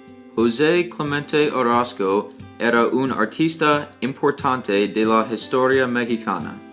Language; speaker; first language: Spanish; non-native, learner; English